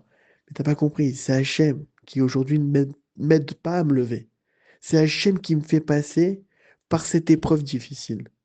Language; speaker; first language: French; native; French